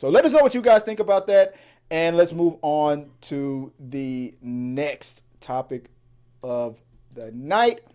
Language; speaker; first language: English; native; English